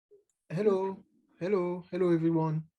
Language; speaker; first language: English; non-native, learner; French